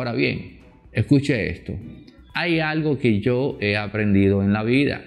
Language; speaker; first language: Spanish; native; Spanish